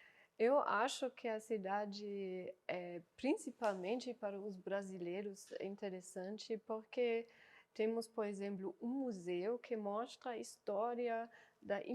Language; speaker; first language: Portuguese; non-native, fluent; German